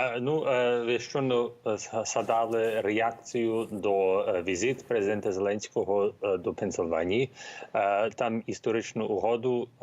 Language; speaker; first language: Ukrainian; early bilingual, heritage; Ukrainian